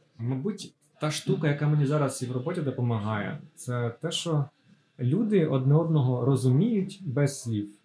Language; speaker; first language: Ukrainian; native; Ukrainian